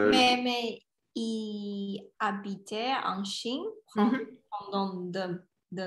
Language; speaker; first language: French; non-native, learner; Chinese